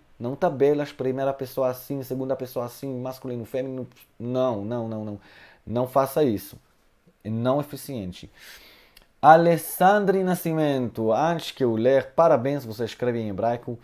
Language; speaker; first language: Portuguese; non-native, fluent; Hebrew